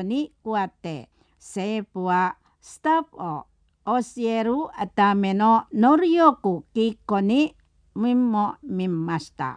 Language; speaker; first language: Japanese; non-native, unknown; Indonesian